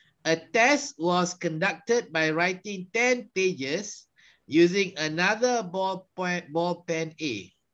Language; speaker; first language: English; non-native, local second language; Malay